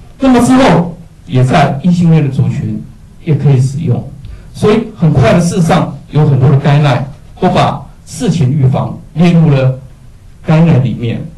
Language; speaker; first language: Chinese; native; Chinese